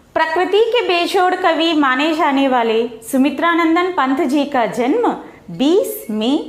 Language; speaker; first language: Hindi; non-native, local second language; Telugu